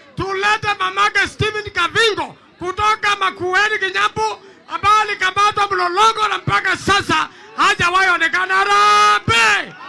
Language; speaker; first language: Swahili; non-native, local second language; Gusii